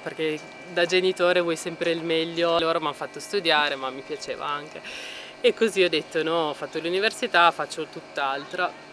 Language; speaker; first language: Italian; native; Italian